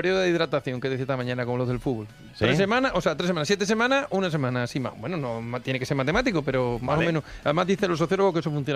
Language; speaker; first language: Spanish; native; Spanish